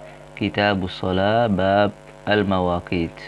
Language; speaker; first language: Arabic; non-native, fluent; Indonesian